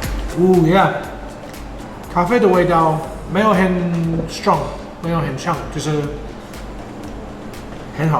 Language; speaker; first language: Chinese; non-native, fluent; English